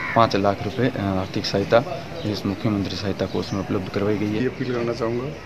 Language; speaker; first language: Hindi; native; Hindi